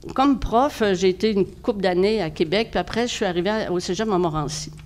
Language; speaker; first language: French; native; French